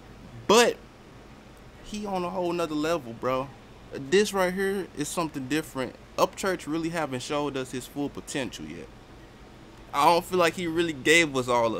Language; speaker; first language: English; native; English